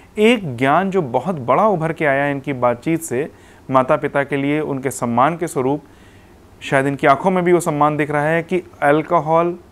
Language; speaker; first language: Hindi; non-native, local second language; Punjabi